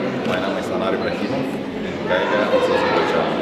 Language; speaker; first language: German; non-native, fluent; Azerbaijani